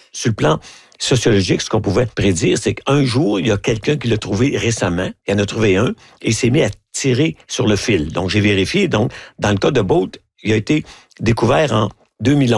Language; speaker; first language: French; native; French